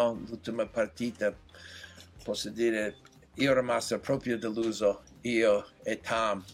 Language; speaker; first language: Italian; non-native, learner; English